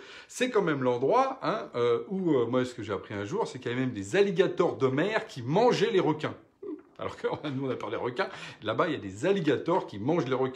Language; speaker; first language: French; native; French